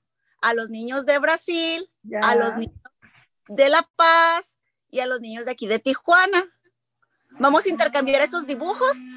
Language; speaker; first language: Spanish; native; Spanish